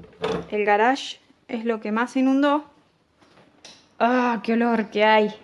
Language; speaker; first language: Spanish; native; Spanish